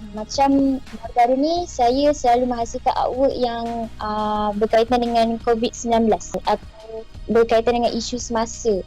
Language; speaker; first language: Malay; native; Malay